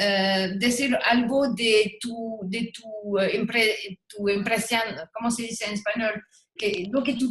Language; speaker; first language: Spanish; non-native, learner; French